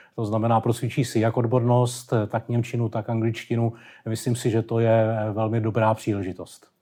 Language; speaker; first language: Czech; native; Czech